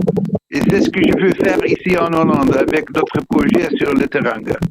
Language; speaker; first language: French; non-native, fluent; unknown